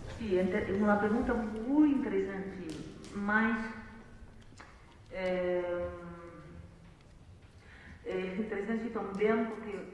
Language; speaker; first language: Portuguese; non-native, learner; French